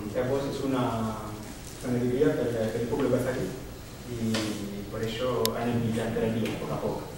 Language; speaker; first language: Catalan; non-native, learner; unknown